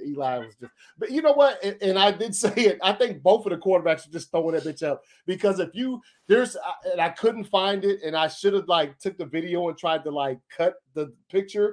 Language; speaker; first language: English; native; English